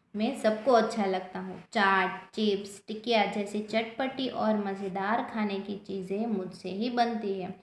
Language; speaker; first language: Hindi; non-native, local second language; Gujarati